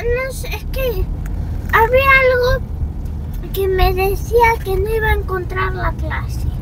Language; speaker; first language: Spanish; early bilingual, other home language; Russian